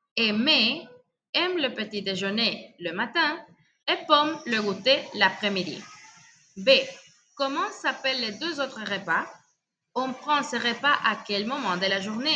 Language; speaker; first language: French; non-native, fluent; Spanish